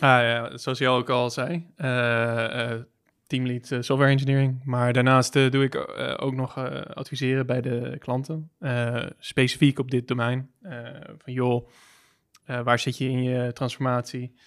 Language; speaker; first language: Dutch; native; Dutch